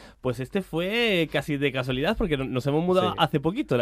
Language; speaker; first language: Spanish; native; Spanish